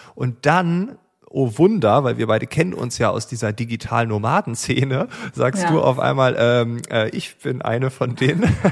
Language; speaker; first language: German; native; German